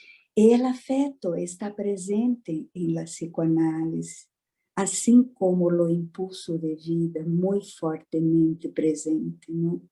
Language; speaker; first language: Spanish; non-native, fluent; Portuguese